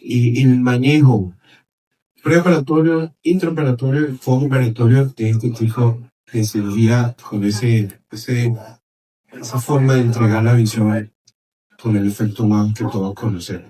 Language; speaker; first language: Spanish; native; Spanish